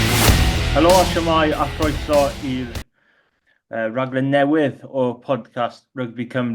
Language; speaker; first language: Welsh; non-native, local second language; English